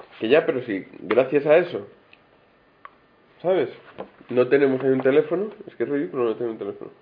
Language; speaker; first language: Spanish; native; Spanish